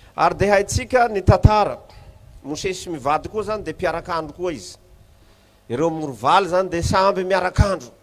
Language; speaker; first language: Malagasy; native; Malagasy